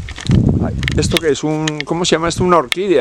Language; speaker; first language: Spanish; native; Spanish